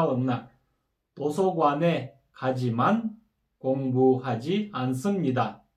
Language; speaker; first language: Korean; non-native, fluent; Kyrgyz